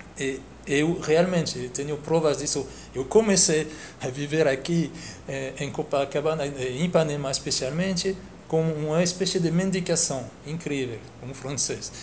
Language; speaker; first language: Portuguese; non-native, fluent; French